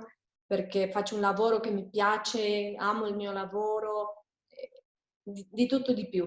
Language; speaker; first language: Italian; non-native, fluent; Spanish